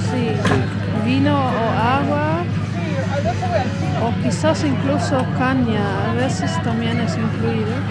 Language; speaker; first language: Spanish; non-native, fluent; Dutch